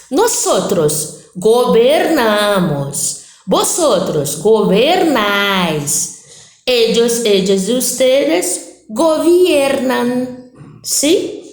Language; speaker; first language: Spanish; non-native, fluent; Portuguese